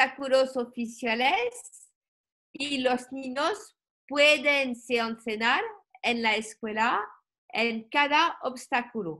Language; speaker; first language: Spanish; non-native, learner; French